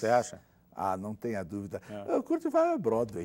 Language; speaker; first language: Portuguese; native; Portuguese